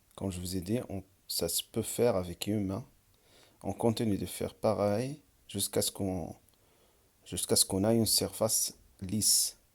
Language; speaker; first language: French; non-native, local second language; Arabic